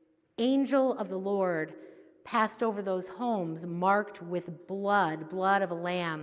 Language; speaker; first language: English; native; English